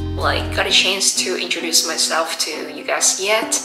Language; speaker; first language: English; non-native, fluent; Vietnamese